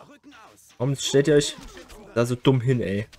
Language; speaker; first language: German; native; German